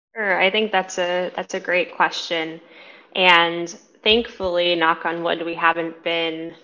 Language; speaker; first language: English; native; English